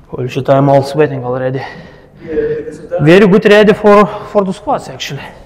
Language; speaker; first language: English; non-native, learner; Lithuanian